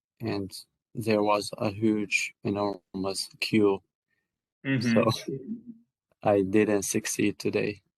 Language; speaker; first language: English; non-native, learner; Russian